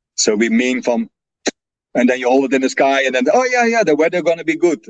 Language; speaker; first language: English; non-native, fluent; Dutch